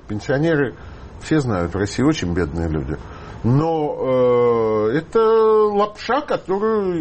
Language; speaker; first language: Russian; native; Russian